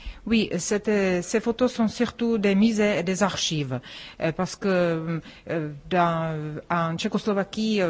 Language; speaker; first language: French; non-native, fluent; Czech